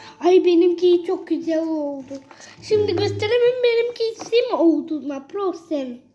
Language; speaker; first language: Turkish; early bilingual, heritage; Turkish